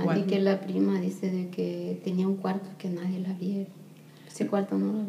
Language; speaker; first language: Spanish; native; Spanish